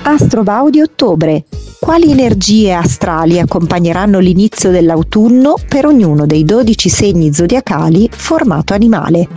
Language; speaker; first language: Italian; native; Italian